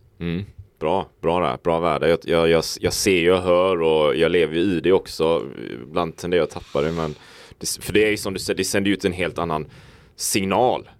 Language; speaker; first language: Swedish; native; Swedish